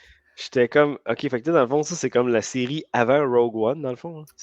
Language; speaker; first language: French; native; French